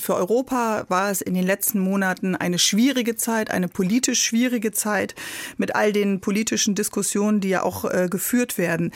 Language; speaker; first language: German; native; German